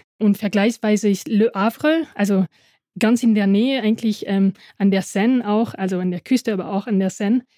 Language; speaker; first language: German; non-native, fluent; French